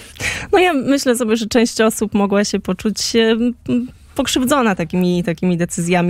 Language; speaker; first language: Polish; native; Polish